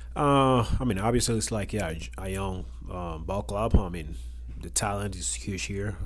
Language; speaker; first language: English; non-native, learner; Spanish